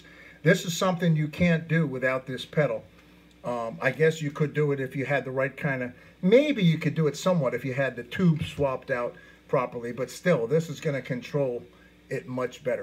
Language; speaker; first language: English; native; English